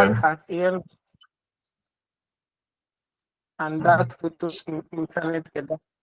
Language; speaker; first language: German; non-native, learner; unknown